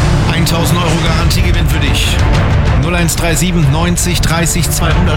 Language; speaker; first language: German; native; German